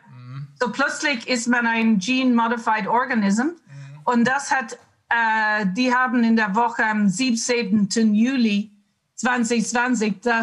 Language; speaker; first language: German; non-native, learner; English